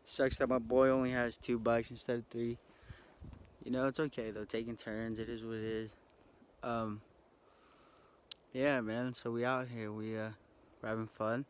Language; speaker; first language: English; native; English